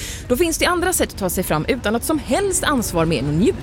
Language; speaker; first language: Swedish; native; Swedish